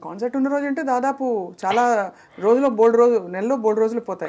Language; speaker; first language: Telugu; native; Telugu